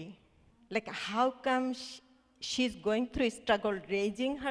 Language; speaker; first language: English; non-native, local second language; Bangla